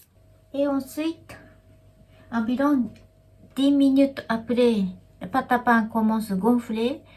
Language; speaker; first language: French; non-native, learner; Japanese